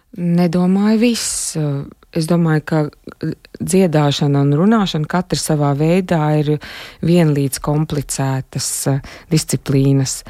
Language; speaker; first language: Latvian; native; Latvian